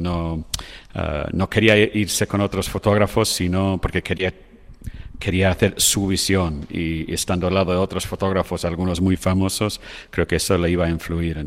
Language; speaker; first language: Spanish; non-native, fluent; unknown